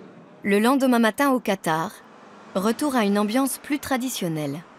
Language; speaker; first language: French; native; French